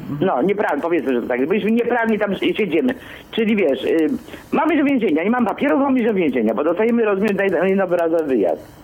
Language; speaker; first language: Polish; early bilingual, other home language; Greek